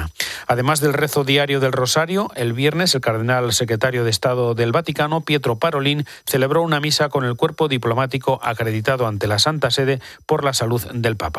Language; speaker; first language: Spanish; native; Spanish